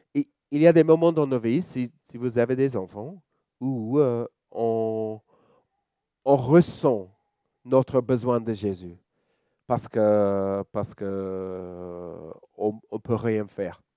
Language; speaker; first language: French; non-native, fluent; English